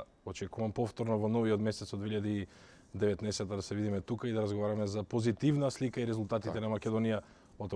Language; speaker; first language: Macedonian; native; Macedonian